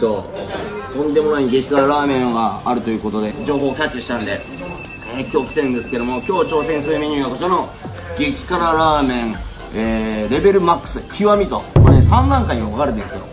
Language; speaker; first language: Japanese; native; Japanese